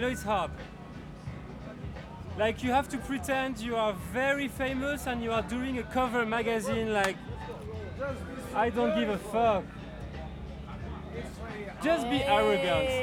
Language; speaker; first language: English; non-native, fluent; French